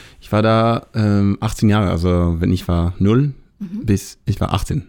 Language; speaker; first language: German; non-native, fluent; Hebrew